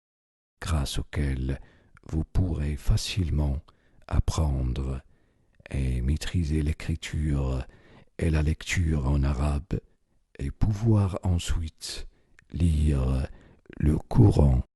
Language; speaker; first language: French; non-native, local second language; Arabic